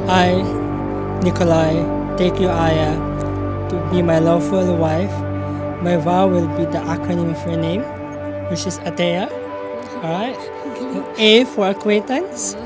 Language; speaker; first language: English; non-native, fluent; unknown